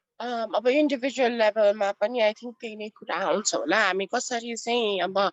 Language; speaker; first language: Nepali; non-native, local second language; Newari